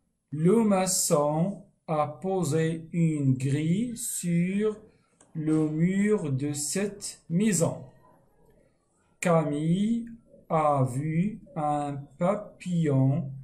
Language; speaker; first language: French; non-native, fluent; Arabic